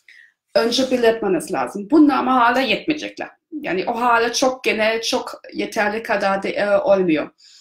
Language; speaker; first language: Turkish; non-native, fluent; German